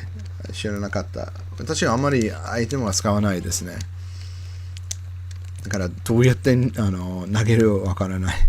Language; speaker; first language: Japanese; non-native, learner; English